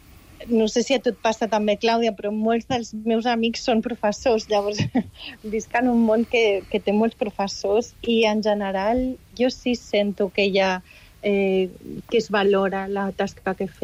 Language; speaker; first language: Catalan; native; Catalan